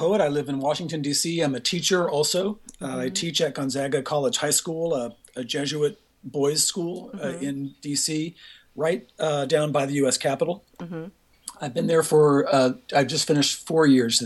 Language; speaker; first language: English; native; English